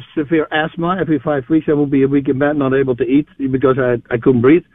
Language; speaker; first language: English; non-native, fluent; Dutch